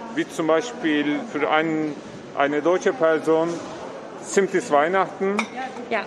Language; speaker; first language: German; non-native, fluent; Turkish